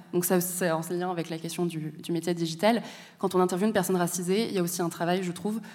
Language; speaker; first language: French; native; French